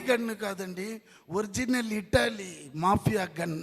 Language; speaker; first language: Telugu; non-native, learner; Tamil